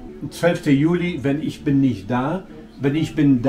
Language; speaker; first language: German; non-native, learner; Polish